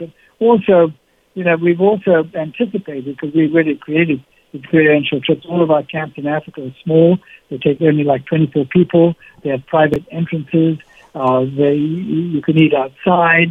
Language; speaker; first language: English; native; English